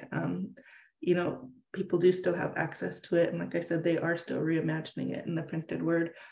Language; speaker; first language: English; native; English